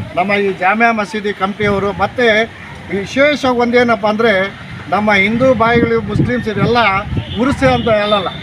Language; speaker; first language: Kannada; non-native, local second language; Urdu